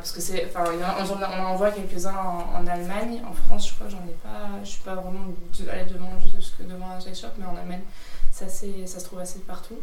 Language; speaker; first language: French; native; French